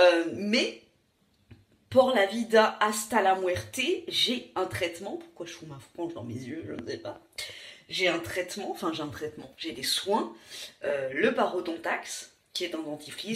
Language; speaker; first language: French; native; French